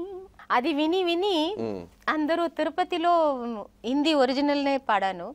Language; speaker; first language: Telugu; non-native, local second language; Tamil